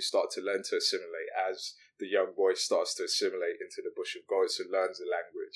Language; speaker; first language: English; non-native, local second language; Yoruba